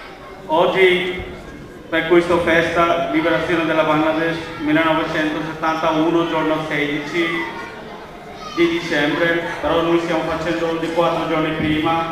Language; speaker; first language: Italian; non-native, learner; Bangla